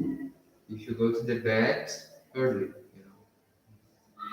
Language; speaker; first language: English; non-native, learner; Portuguese